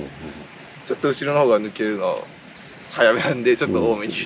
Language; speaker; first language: Japanese; native; Japanese